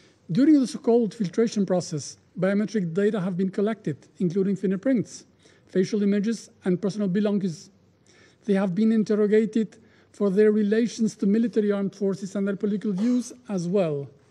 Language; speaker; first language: English; non-native, fluent; Albanian